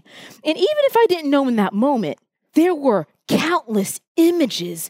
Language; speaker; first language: English; early bilingual, other home language; Haitian Creole